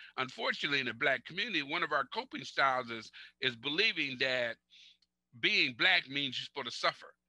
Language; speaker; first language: English; native; English